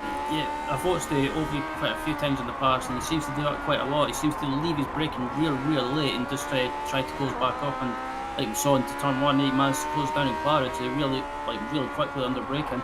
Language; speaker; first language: English; native; English